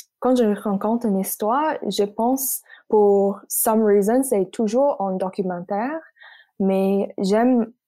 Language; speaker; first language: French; non-native, local second language; English